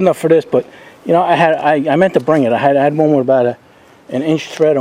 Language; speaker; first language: English; native; English